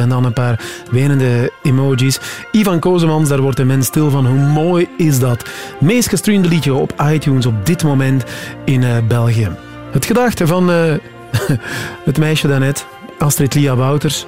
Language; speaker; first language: Dutch; native; Dutch